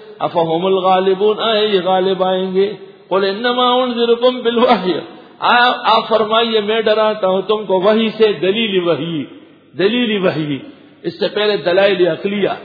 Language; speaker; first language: Urdu; non-native, local second language; Pashto